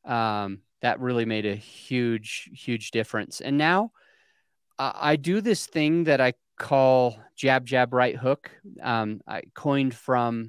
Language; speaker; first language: English; native; English